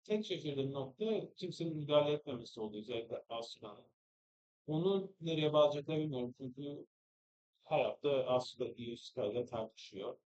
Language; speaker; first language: Turkish; native; Turkish